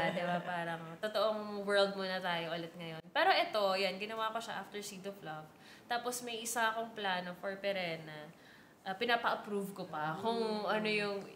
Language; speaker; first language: Filipino; native; Filipino